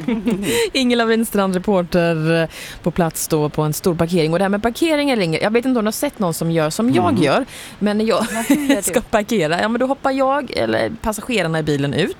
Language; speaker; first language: Swedish; native; Swedish